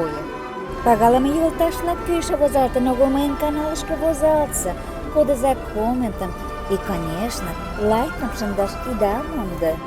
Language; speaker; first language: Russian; non-native, local second language; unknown